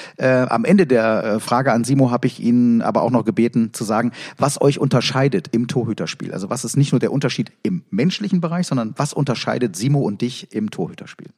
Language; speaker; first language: German; native; German